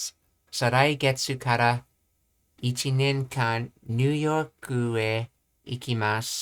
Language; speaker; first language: Japanese; non-native, learner; English